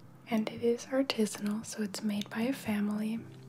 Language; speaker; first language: English; native; English